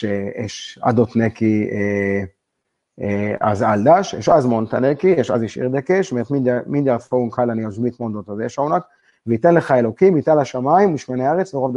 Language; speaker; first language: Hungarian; non-native, learner; Hebrew